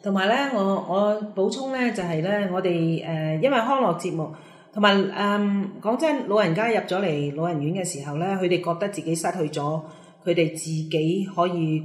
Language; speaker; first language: Cantonese; native; Cantonese